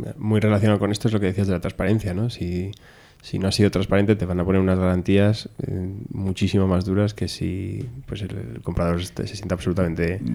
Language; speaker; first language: Spanish; native; Spanish